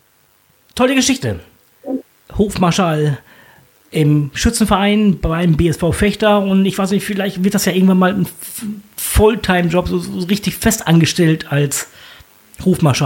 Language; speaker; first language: German; native; German